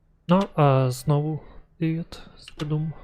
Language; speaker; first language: Czech; non-native, learner; Ukrainian